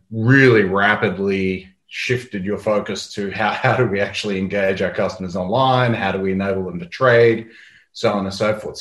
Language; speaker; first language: English; native; English